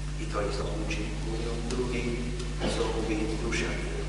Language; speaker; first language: Polish; non-native, learner; English